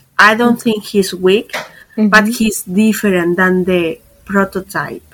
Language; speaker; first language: English; non-native, fluent; Spanish